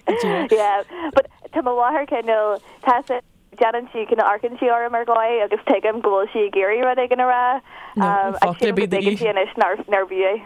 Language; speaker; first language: Irish; non-native, local second language; English